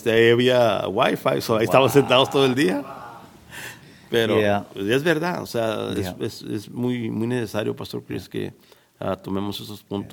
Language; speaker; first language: Spanish; native; Spanish